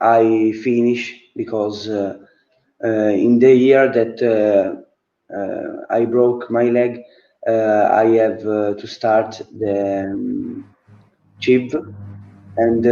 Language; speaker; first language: English; non-native, learner; Italian